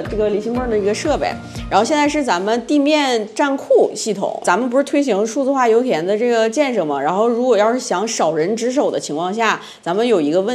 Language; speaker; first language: Chinese; native; Chinese